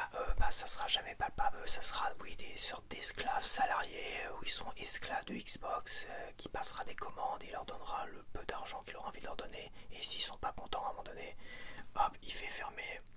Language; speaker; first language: French; native; French